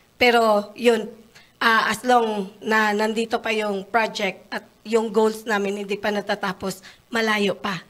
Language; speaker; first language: Filipino; non-native, local second language; Hiligaynon